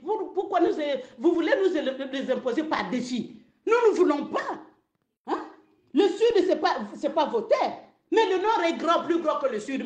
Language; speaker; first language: French; non-native, local second language; Lingala